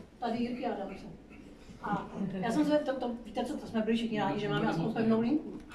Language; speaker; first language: Czech; non-native, fluent; Hindi